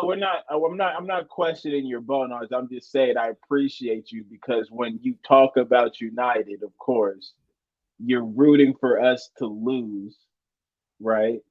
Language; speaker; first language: English; native; English